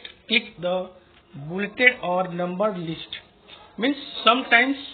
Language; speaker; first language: English; non-native, local second language; Hindi